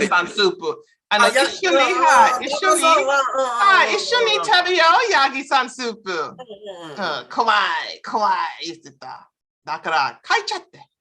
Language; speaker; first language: Japanese; non-native, learner; English